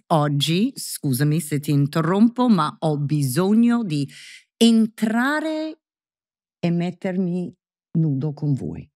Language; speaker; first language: Italian; non-native, fluent; English